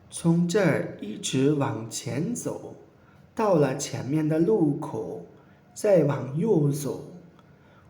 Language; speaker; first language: Chinese; non-native, fluent; Urdu